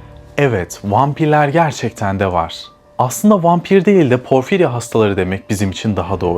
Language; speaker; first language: Turkish; native; Turkish